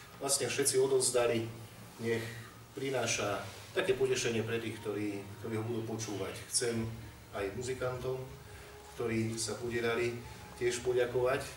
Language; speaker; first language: Slovak; native; Slovak